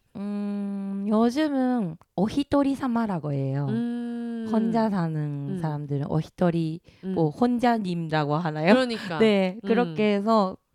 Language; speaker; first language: Korean; non-native, fluent; Japanese